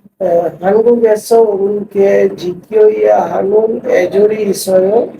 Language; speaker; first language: Korean; non-native, fluent; Bangla